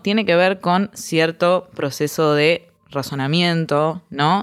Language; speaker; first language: Spanish; native; Spanish